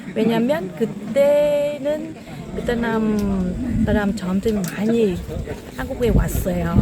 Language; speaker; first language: Korean; non-native, fluent; Vietnamese